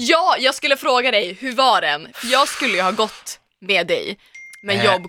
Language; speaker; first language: Swedish; native; Swedish